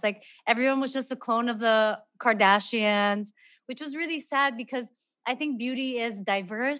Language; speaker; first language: English; non-native, local second language; Filipino